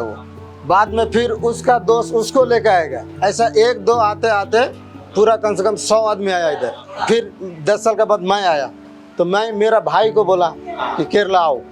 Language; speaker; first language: Hindi; non-native, local second language; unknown